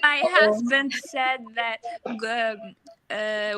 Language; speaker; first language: English; non-native, learner; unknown